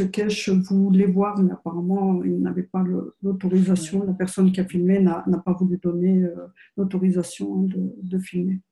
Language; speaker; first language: French; native; French